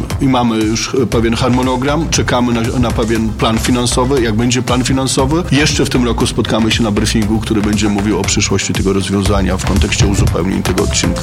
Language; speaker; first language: Polish; native; Polish